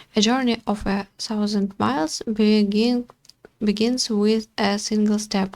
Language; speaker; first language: English; non-native, learner; Ukrainian